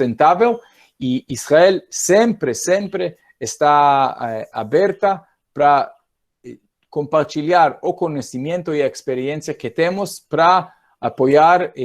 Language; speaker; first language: Portuguese; non-native, fluent; Hebrew